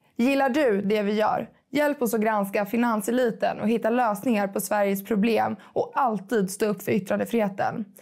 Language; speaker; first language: Swedish; non-native, fluent; Estonian